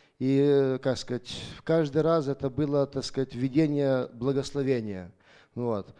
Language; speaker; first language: Russian; native; Russian